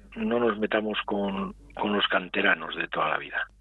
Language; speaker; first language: Spanish; native; Spanish